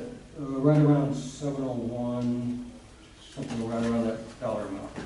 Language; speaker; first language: English; native; English